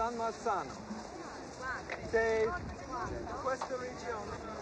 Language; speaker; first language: Italian; non-native, learner; English